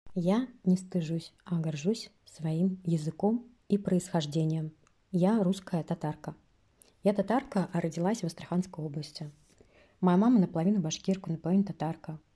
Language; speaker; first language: Russian; native; Russian